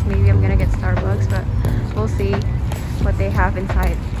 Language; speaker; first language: English; non-native, fluent; Indonesian